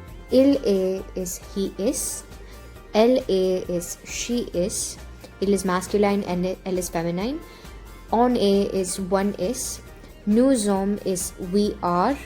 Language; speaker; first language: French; non-native, fluent; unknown